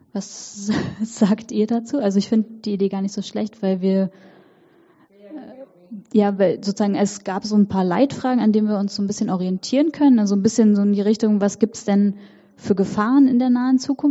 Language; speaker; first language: German; native; German